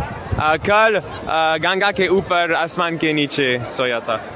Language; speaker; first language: Hindi; non-native, learner; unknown